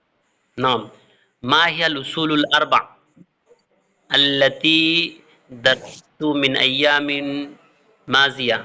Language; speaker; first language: Arabic; non-native, fluent; Bangla